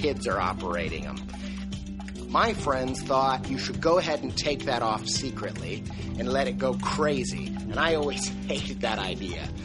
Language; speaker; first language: English; native; English